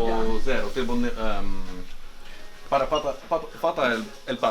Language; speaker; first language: Italian; non-native, learner; Norwegian